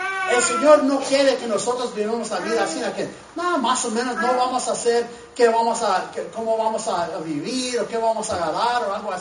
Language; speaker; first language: Spanish; non-native, learner; English